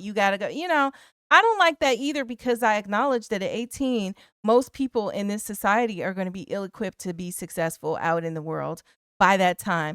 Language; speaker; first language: English; native; English